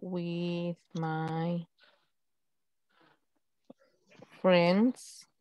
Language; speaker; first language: English; non-native, fluent; Spanish